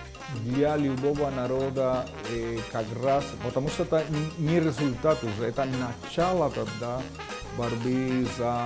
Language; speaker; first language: Russian; non-native, fluent; Spanish